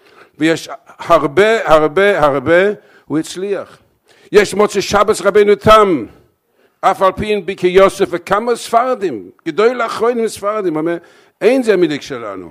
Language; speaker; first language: Hebrew; non-native, fluent; English